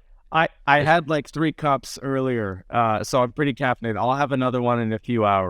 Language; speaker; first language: English; native; English